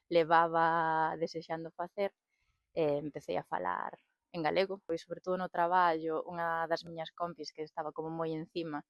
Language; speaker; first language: Galician; non-native, local second language; Spanish